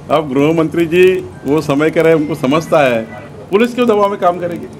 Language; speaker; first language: Hindi; non-native, local second language; Marathi